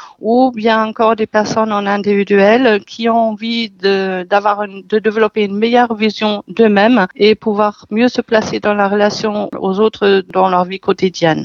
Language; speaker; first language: French; non-native, fluent; German